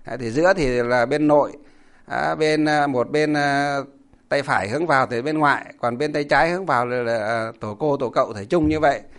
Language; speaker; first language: Vietnamese; non-native, local second language; Muong